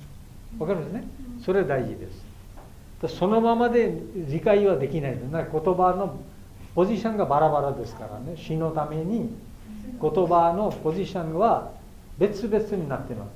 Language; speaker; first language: Japanese; non-native, fluent; Bangla